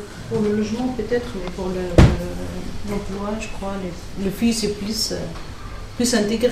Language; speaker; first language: French; non-native, learner; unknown